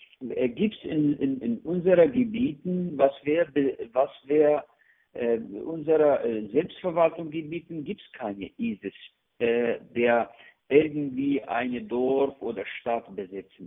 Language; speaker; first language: German; non-native, learner; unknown